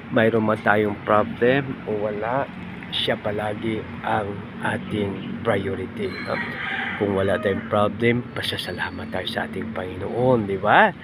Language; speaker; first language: Filipino; non-native, local second language; Hiligaynon